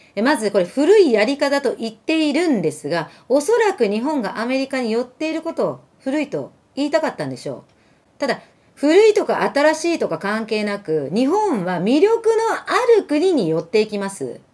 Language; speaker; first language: Japanese; early bilingual, other home language; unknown